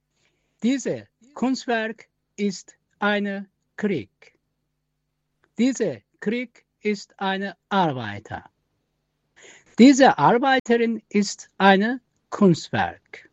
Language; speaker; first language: German; non-native, learner; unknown